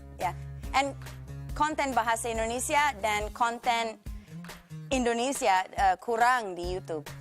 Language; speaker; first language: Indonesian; non-native, fluent; English